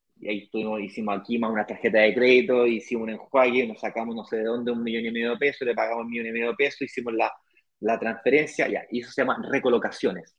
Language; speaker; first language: Spanish; native; Spanish